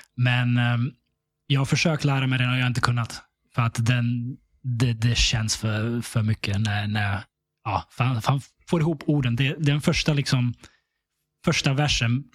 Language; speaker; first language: Swedish; early bilingual, other home language; Russian